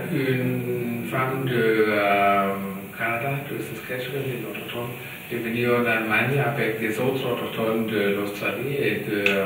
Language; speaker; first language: French; non-native, learner; German